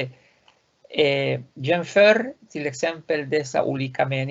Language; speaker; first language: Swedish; non-native, fluent; Spanish